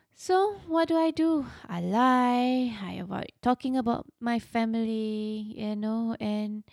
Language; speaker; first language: English; non-native, local second language; Malay